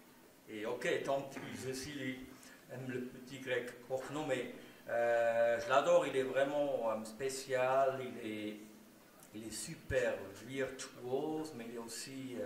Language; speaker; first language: French; non-native, local second language; German